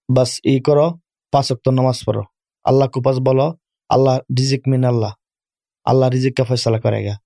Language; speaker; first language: Urdu; non-native, learner; Bangla